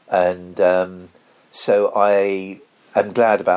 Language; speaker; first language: English; native; English